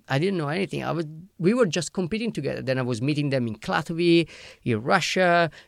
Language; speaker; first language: English; non-native, fluent; Italian